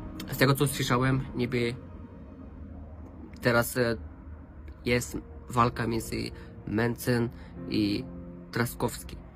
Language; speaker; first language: Polish; non-native, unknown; Romanian